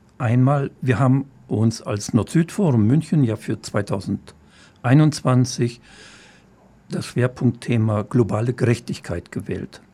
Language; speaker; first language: German; native; German